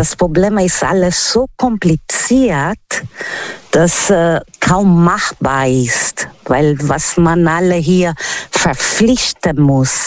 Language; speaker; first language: German; non-native, learner; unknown